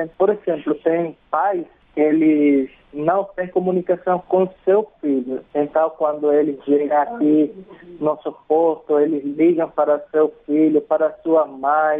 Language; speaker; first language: Portuguese; non-native, fluent; Spanish